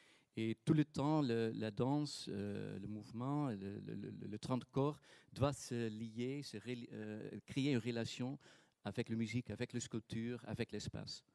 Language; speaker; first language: French; non-native, fluent; Dutch